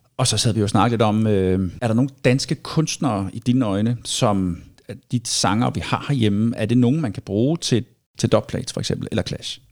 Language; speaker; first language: Danish; native; Danish